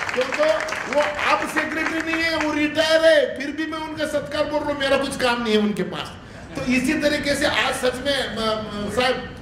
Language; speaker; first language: Hindi; non-native, local second language; Marathi